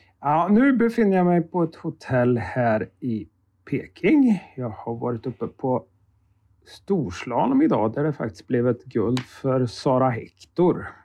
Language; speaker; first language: Swedish; native; Swedish